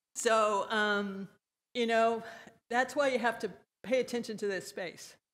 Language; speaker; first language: English; native; English